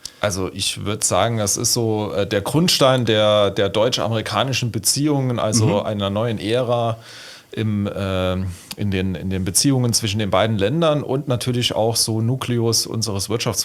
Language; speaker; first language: German; native; German